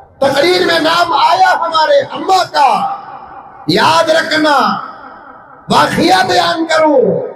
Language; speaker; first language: Urdu; native; Urdu